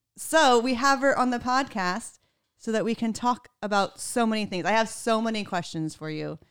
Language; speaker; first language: English; native; English